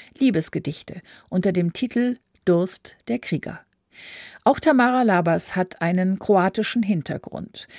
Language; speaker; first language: German; native; German